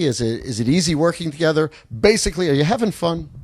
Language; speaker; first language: English; native; English